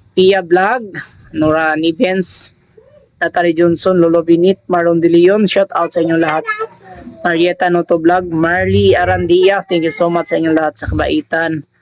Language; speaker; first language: Filipino; non-native, local second language; Cebuano